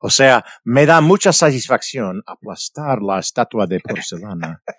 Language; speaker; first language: Spanish; non-native, fluent; English